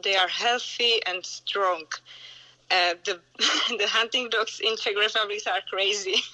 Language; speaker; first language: English; non-native, learner; Czech